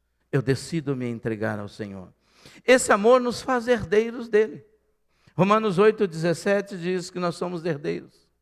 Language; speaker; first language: Portuguese; native; Portuguese